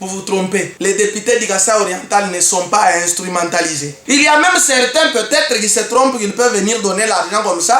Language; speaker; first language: French; non-native, local second language; Luba-Lulua